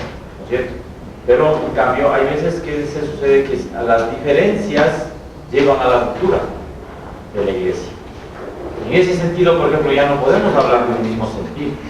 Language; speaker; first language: Spanish; native; Spanish